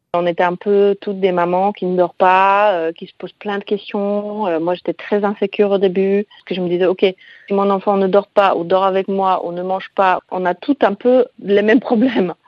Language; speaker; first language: French; non-native, fluent; Polish